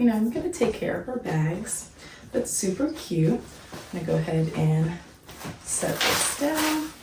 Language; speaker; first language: English; native; English